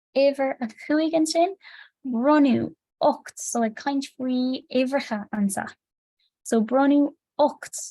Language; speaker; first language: Irish; non-native, local second language; English